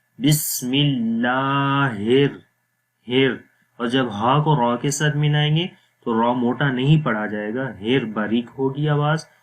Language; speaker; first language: Urdu; non-native, local second language; Punjabi